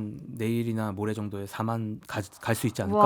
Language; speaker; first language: Korean; native; Korean